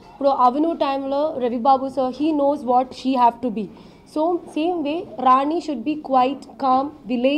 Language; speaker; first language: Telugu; non-native, learner; Malayalam